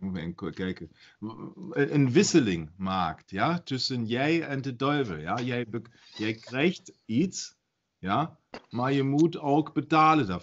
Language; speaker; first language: Dutch; non-native, learner; German